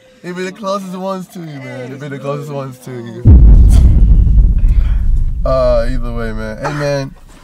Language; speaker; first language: English; native; English